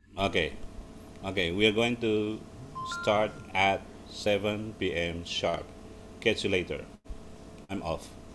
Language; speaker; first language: English; non-native, fluent; Indonesian